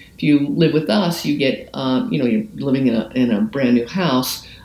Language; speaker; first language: English; native; English